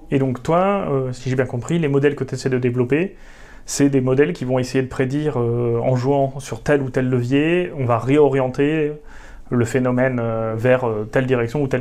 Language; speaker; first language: French; native; French